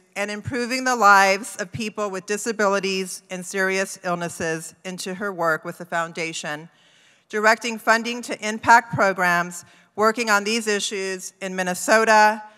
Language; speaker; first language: English; early bilingual, other home language; Spanish